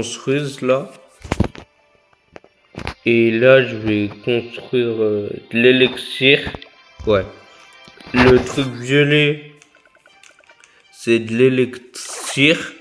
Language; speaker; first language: French; native; French